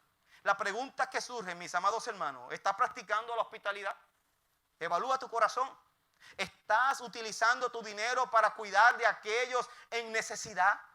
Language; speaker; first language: Spanish; native; Spanish